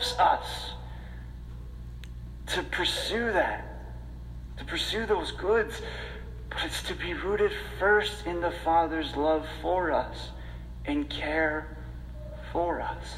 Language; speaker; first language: English; native; English